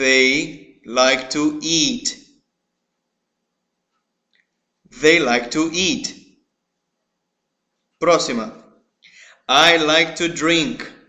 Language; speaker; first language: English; non-native, fluent; Portuguese